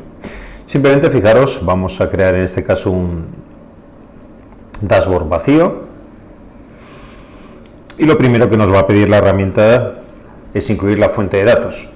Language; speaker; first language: Spanish; native; Spanish